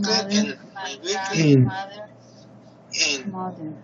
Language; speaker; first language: English; non-native, learner; Spanish